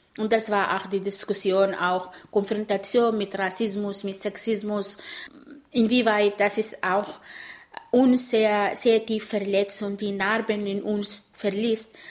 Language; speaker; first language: German; non-native, fluent; Arabic